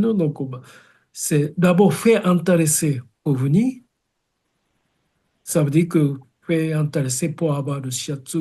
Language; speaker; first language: French; non-native, fluent; Japanese